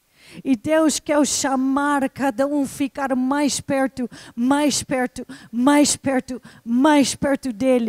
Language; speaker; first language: Portuguese; non-native, fluent; English